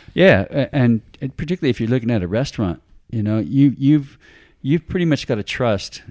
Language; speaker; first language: English; native; English